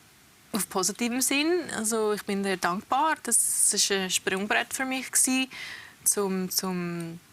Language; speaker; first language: German; early bilingual, heritage; English